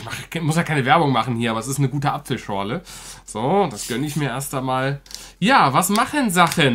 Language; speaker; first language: German; native; German